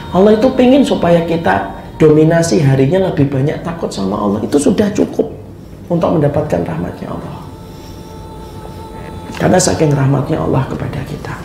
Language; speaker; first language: Indonesian; native; Indonesian